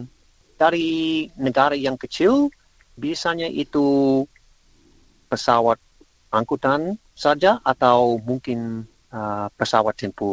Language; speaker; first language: Indonesian; non-native, learner; English